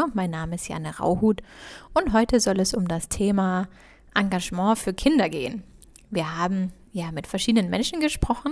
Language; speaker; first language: German; native; German